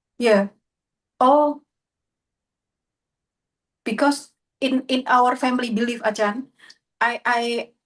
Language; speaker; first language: English; non-native, learner; Indonesian